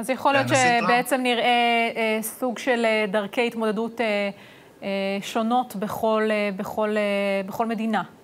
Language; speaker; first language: Hebrew; native; Hebrew